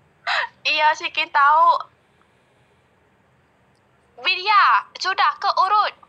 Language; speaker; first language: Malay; non-native, learner; Vietnamese